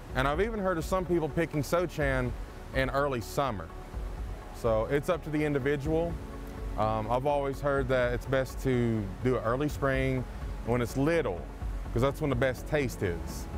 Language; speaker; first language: English; native; English